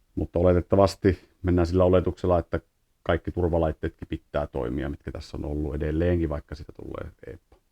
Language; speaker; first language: Finnish; early bilingual, heritage; Finnish